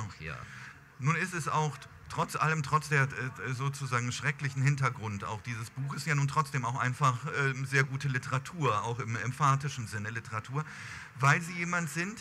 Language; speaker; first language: German; native; German